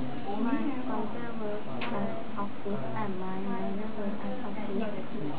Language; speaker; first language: English; non-native, learner; Thai